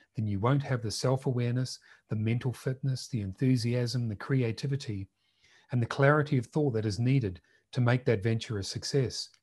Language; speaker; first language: English; native; English